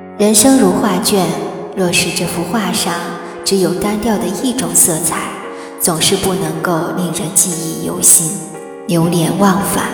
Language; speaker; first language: Chinese; native; Chinese